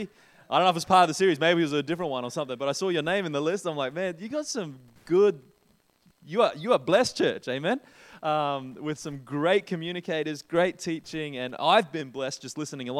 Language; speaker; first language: English; native; English